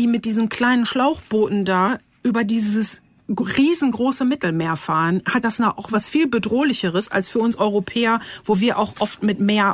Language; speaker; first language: German; native; German